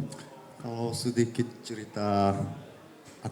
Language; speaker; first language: Indonesian; early bilingual, heritage; Japanese